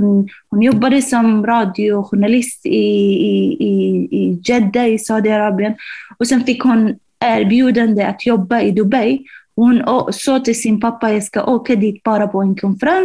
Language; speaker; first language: Swedish; non-native, fluent; Arabic